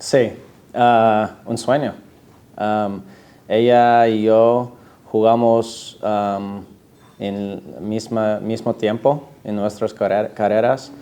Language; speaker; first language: Spanish; non-native, fluent; English